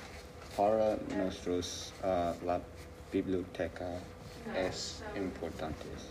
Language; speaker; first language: Spanish; non-native, learner; English